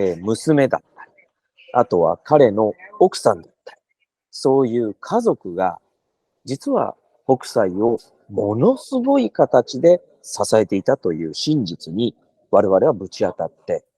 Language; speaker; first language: Japanese; native; Japanese